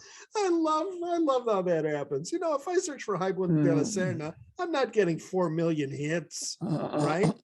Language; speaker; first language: English; native; English